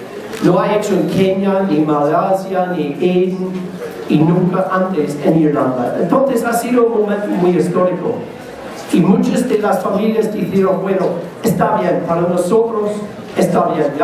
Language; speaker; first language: Spanish; non-native, learner; English